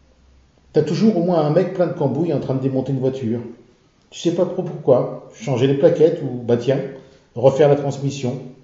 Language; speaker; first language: French; native; French